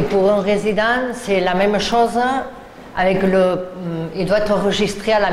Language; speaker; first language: French; non-native, learner; Spanish